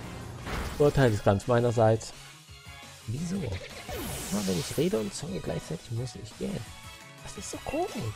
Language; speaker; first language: German; native; German